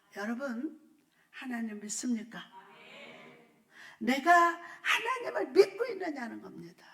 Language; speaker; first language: Korean; native; Korean